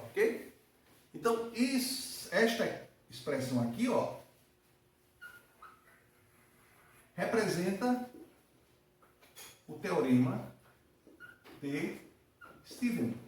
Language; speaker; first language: Portuguese; native; Portuguese